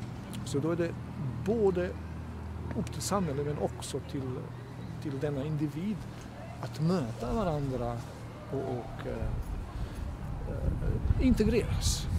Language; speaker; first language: Swedish; non-native, fluent; Bosnian